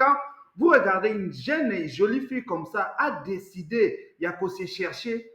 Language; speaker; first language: French; non-native, local second language; Lingala